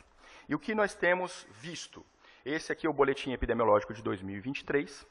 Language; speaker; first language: Portuguese; native; Portuguese